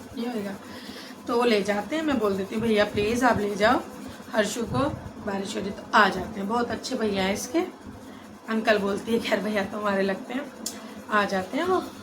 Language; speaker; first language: Hindi; native; Hindi